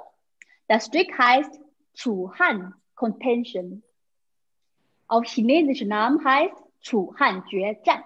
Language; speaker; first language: German; non-native, fluent; Chinese